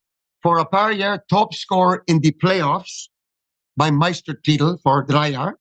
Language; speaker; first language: German; non-native, fluent; English